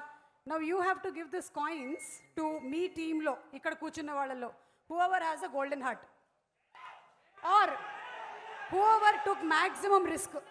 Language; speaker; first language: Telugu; native; Telugu